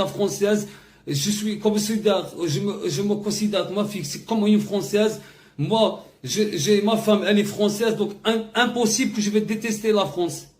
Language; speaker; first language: French; non-native, learner; Arabic